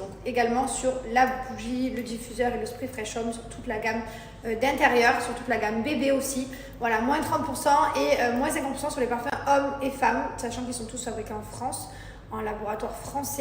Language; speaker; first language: French; native; French